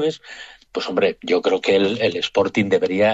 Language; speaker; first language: Spanish; native; Spanish